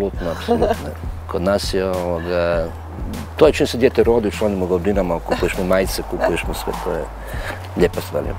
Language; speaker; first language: Croatian; native; Croatian